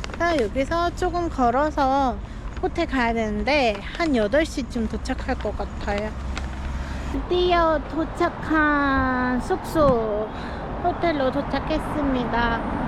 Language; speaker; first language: Korean; non-native, fluent; Urdu